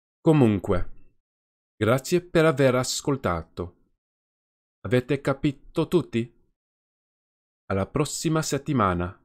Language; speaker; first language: Italian; non-native, learner; Afrikaans